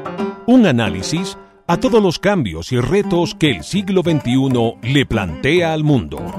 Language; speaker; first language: Spanish; native; Spanish